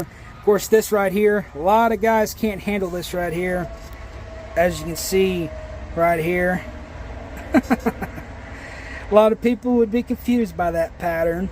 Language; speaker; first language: English; native; English